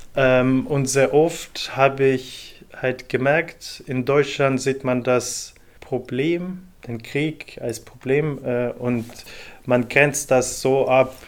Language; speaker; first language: German; non-native, fluent; Ukrainian